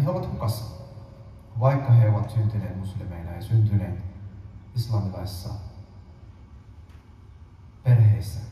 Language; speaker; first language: Finnish; early bilingual, other home language; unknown